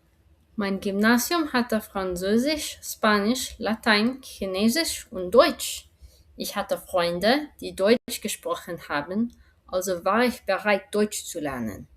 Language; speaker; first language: German; non-native, learner; English